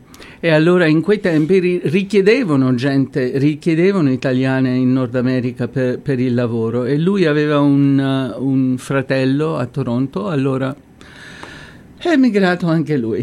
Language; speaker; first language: Italian; native; Italian